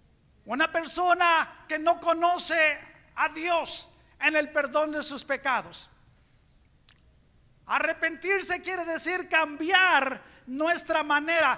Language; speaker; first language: Spanish; native; Spanish